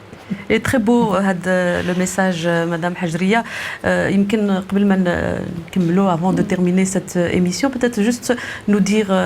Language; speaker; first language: French; native; French